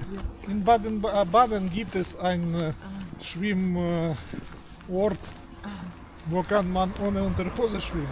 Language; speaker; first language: German; non-native, learner; Russian